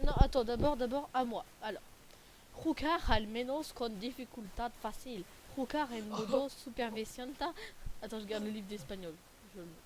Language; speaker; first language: French; native; French